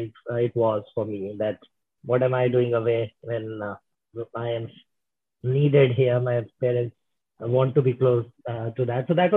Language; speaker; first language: English; non-native, local second language; Hindi